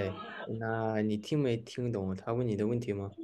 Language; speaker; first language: Chinese; early bilingual, heritage; English